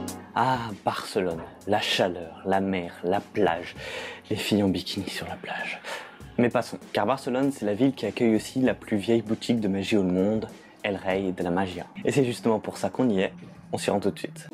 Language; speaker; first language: French; native; French